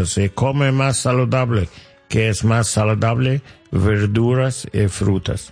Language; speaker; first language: Spanish; non-native, learner; English